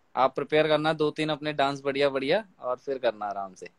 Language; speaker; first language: Hindi; native; Hindi